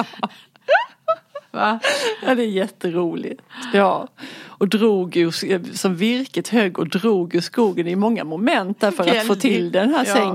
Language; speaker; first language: Swedish; native; Swedish